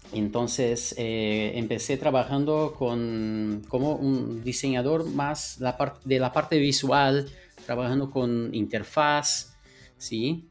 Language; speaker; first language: Spanish; non-native, fluent; Portuguese